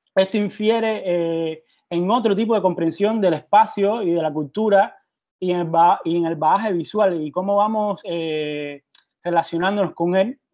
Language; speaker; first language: Spanish; native; Spanish